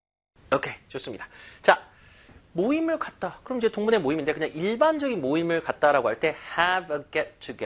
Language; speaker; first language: Korean; native; Korean